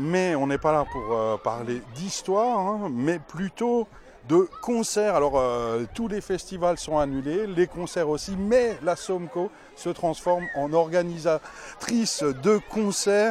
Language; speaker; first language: French; native; French